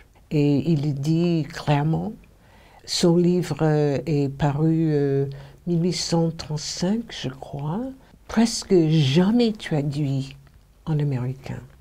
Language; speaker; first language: French; non-native, fluent; English